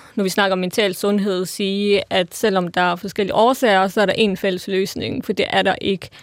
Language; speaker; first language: Danish; native; Danish